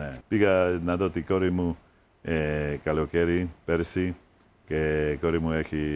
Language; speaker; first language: Greek; non-native, fluent; Polish